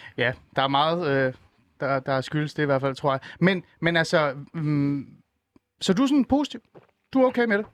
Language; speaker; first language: Danish; early bilingual, other home language; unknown